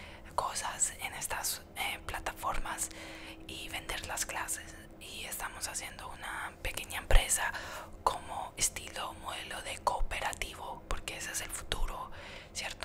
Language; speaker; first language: Spanish; early bilingual, heritage; Spanish